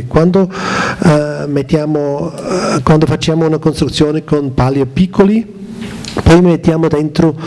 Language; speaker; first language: Italian; non-native, learner; German